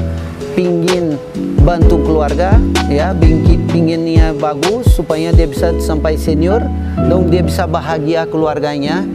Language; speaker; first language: Indonesian; non-native, fluent; Portuguese